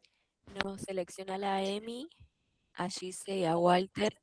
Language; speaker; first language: Spanish; native; Spanish